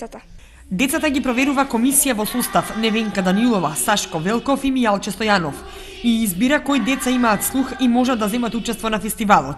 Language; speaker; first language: Macedonian; native; Macedonian